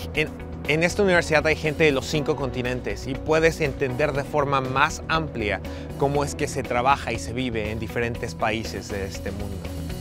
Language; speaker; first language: Spanish; native; Spanish